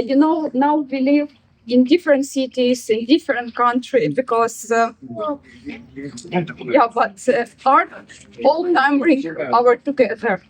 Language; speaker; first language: English; non-native, learner; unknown